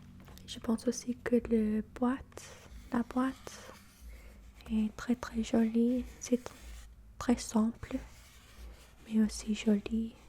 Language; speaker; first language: French; non-native, fluent; English